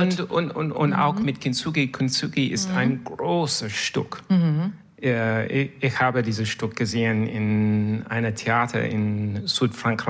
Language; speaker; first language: German; non-native, learner; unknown